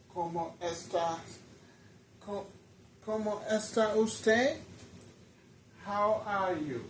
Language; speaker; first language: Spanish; non-native, learner; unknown